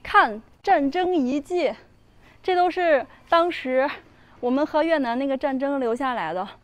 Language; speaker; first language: Chinese; native; Chinese